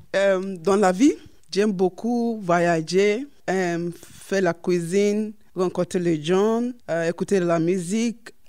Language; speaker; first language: French; non-native, learner; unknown